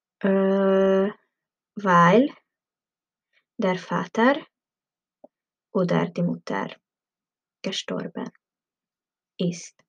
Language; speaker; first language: German; non-native, learner; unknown